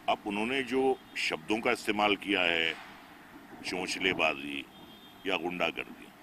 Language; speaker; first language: Hindi; native; Hindi